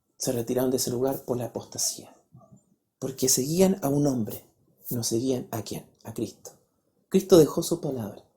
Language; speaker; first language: Spanish; native; Spanish